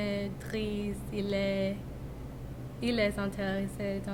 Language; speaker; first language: French; non-native, learner; English